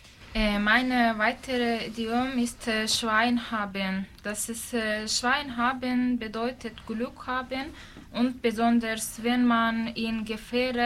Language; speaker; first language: German; non-native, learner; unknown